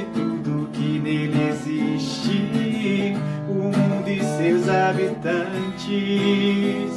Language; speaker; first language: Portuguese; native; Portuguese